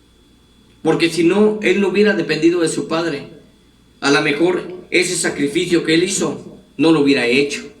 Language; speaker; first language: Spanish; native; Spanish